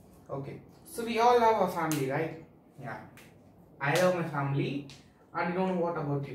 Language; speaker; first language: English; non-native, local second language; Tamil